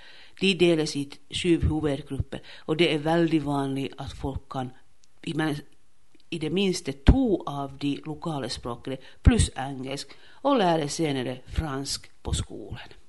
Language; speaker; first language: Swedish; non-native, local second language; Finnish